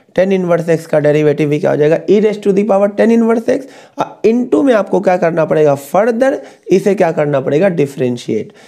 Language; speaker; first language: Hindi; native; Hindi